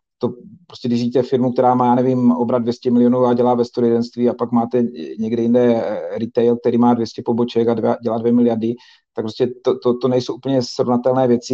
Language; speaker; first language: Czech; native; Czech